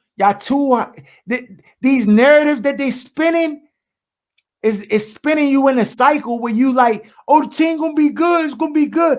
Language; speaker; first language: English; native; English